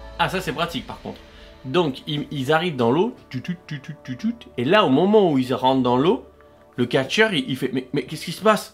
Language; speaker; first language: French; native; French